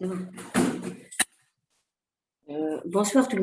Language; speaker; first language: French; non-native, fluent; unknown